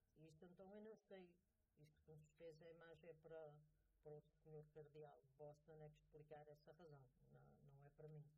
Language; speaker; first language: Portuguese; native; Portuguese